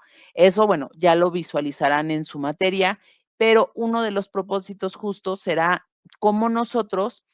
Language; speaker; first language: Spanish; native; Spanish